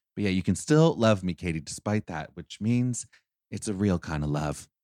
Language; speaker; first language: English; early bilingual, other home language; Spanish